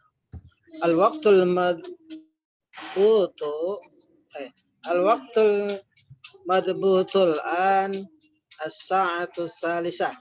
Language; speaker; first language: Arabic; non-native, learner; Indonesian